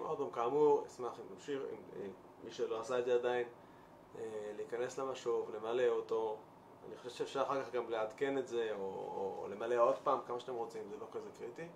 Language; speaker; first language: Hebrew; native; Hebrew